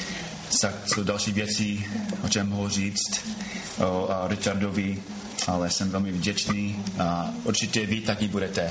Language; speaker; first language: Czech; non-native, fluent; English